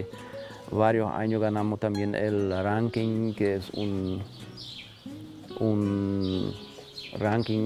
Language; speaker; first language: Spanish; non-native, local second language; German